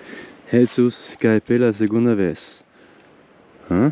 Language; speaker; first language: Portuguese; non-native, learner; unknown